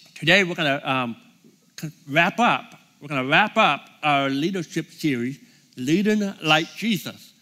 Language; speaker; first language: English; native; English